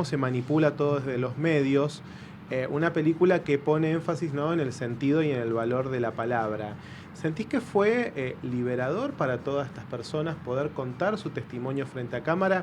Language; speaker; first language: Spanish; native; Spanish